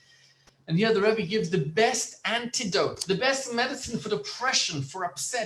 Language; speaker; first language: English; native; English